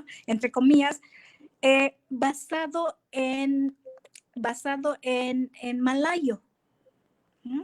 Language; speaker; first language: Spanish; non-native, fluent; Indonesian